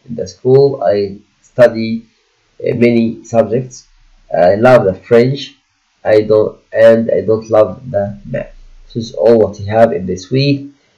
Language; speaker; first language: English; non-native, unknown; Arabic